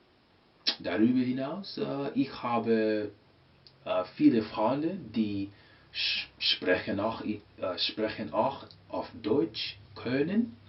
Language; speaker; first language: German; non-native, learner; English